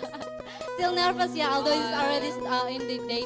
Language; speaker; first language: English; non-native, fluent; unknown